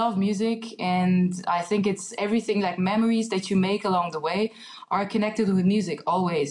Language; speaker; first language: English; non-native, fluent; Hungarian